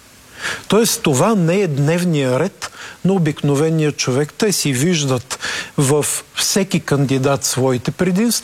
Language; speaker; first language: Bulgarian; native; Bulgarian